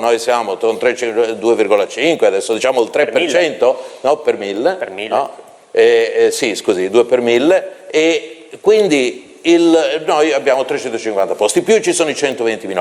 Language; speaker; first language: Italian; native; Italian